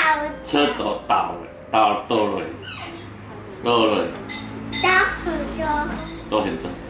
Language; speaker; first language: Chinese; non-native, local second language; Min Nan Chinese